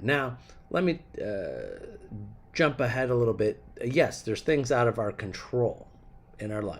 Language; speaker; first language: English; native; English